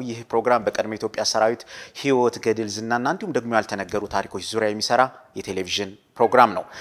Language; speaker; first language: Amharic; native; Amharic